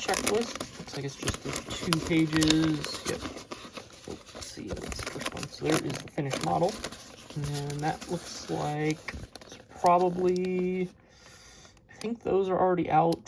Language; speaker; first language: English; native; English